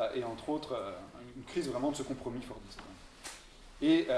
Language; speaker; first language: French; native; French